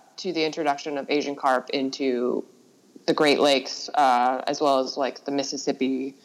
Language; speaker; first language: English; native; English